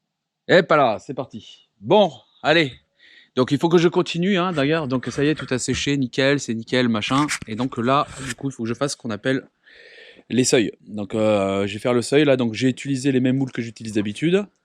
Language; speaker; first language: French; native; French